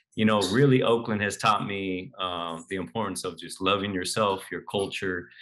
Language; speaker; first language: English; native; English